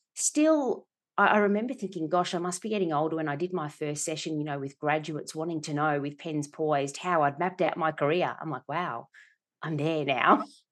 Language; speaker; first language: English; native; English